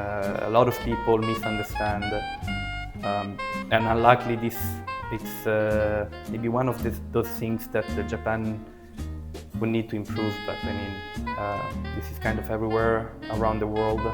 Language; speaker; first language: English; early bilingual, other home language; Italian